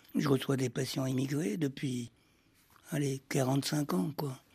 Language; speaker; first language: French; early bilingual, heritage; French